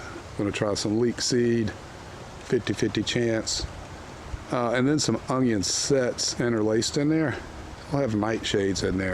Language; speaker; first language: English; native; English